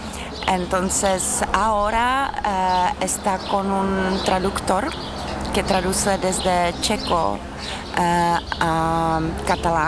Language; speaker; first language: Spanish; non-native, learner; Czech